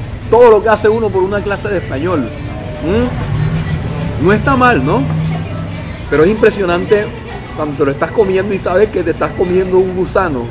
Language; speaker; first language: Spanish; native; Spanish